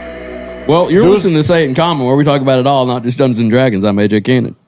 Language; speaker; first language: English; native; English